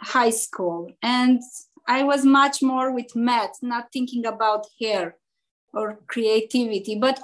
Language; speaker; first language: English; non-native, learner; Romanian